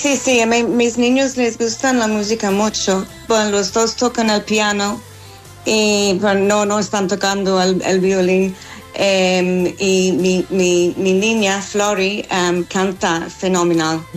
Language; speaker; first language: Spanish; non-native, learner; English